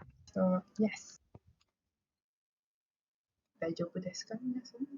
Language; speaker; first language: Japanese; non-native, fluent; Malay